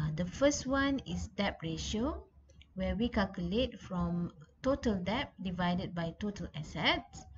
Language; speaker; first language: English; non-native, local second language; Malay